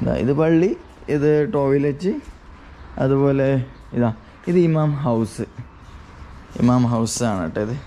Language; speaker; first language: Malayalam; native; Malayalam